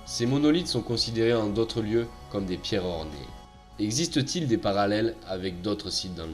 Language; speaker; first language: French; native; French